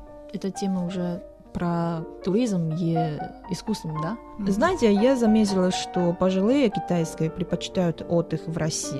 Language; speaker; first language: Russian; non-native, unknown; Chinese